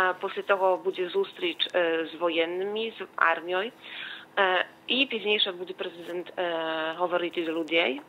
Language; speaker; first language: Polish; non-native, learner; Ukrainian